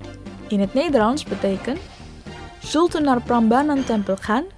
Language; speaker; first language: Dutch; non-native, fluent; Indonesian